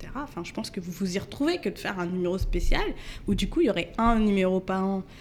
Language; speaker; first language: French; native; French